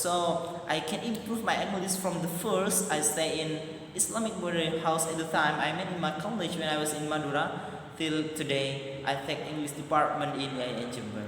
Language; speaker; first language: English; non-native, learner; Madurese